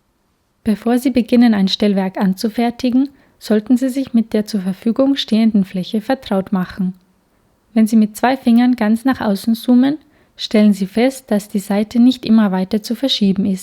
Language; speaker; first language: German; native; German